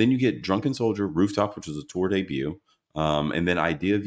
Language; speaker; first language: English; native; English